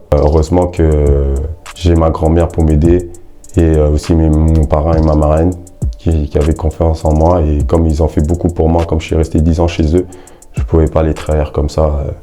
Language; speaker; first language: French; early bilingual, other home language; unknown